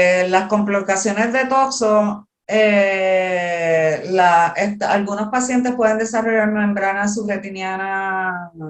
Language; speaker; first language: Spanish; native; Spanish